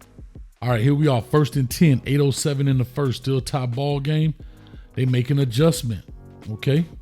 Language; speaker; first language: English; native; English